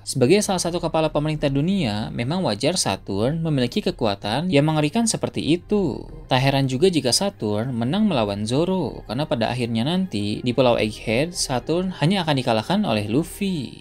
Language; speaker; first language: Indonesian; native; Indonesian